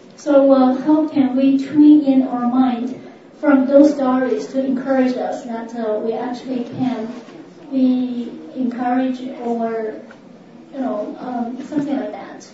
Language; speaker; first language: English; non-native, fluent; Chinese